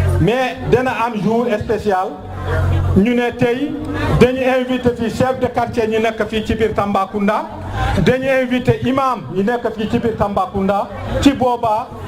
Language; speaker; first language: Wolof; non-native, local second language; Fula